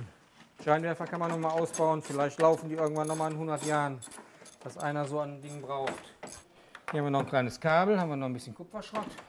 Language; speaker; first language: German; native; German